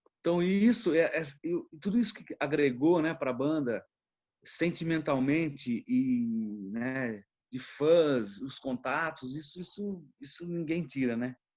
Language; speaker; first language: Portuguese; native; Portuguese